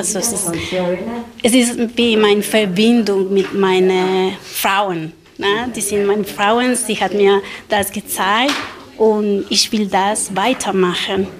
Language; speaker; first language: German; non-native, learner; Spanish